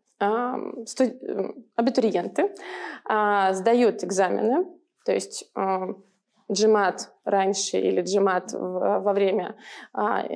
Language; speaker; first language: Russian; native; Russian